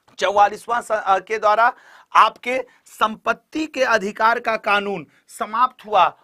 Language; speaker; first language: Hindi; native; Hindi